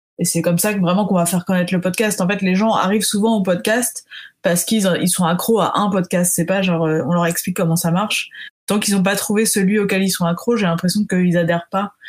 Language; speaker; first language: French; native; French